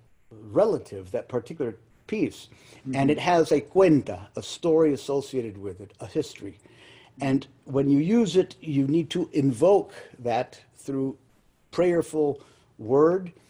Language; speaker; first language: English; early bilingual, other home language; Spanish